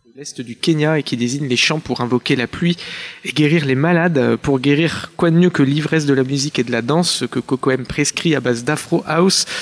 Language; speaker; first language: French; native; French